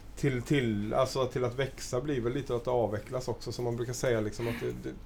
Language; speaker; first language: Swedish; native; Swedish